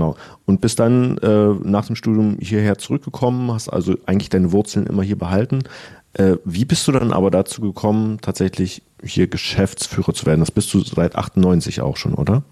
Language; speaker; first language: German; native; German